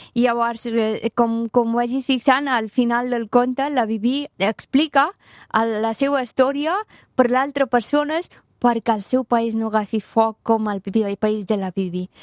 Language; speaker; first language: Catalan; non-native, fluent; Persian